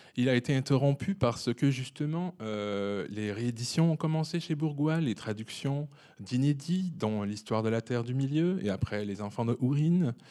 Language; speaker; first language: French; native; French